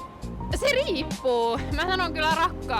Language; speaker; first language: Finnish; native; Finnish